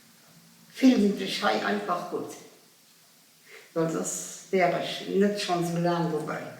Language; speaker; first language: German; non-native, local second language; Luxembourgish